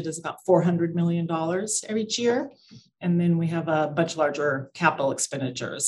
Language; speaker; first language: English; native; English